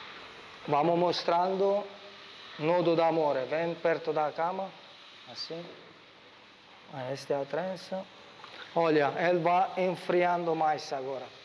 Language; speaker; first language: Portuguese; non-native, learner; Italian